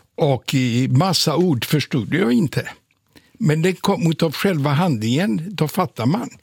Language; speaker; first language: Swedish; non-native, fluent; Polish